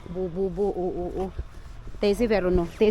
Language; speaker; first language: Turkish; non-native, learner; Filipino